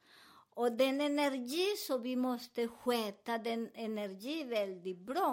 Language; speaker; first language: Swedish; non-native, learner; Spanish